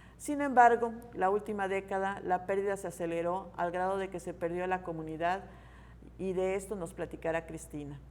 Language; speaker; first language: Spanish; native; Spanish